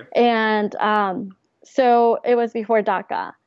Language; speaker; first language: English; early bilingual, other home language; Spanish